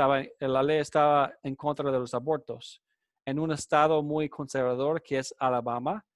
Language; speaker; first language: Spanish; non-native, fluent; English